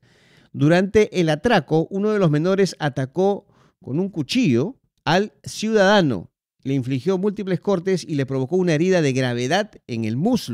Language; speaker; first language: Spanish; native; Spanish